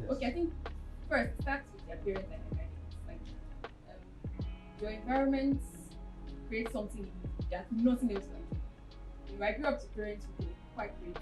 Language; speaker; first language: English; non-native, local second language; Yoruba